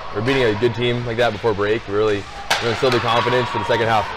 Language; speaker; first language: English; native; English